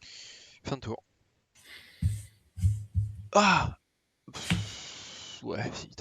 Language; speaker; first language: French; native; French